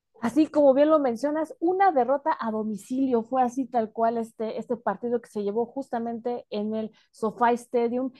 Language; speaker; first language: Spanish; native; Spanish